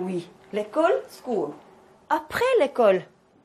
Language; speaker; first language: French; non-native, fluent; Norwegian